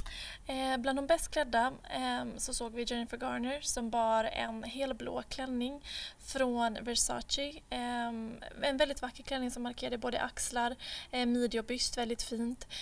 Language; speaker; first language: Swedish; native; Swedish